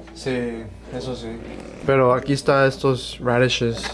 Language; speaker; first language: Spanish; early bilingual, heritage; Spanish